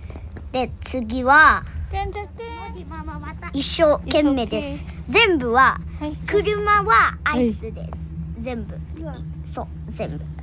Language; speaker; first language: Japanese; non-native, learner; Indonesian